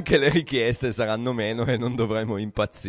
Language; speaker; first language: Italian; native; Italian